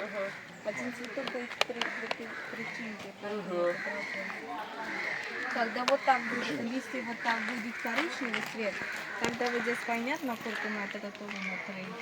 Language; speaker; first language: Russian; non-native, learner; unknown